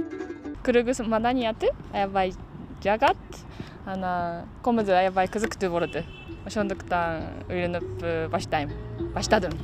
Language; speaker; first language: Kyrgyz; non-native, learner; Japanese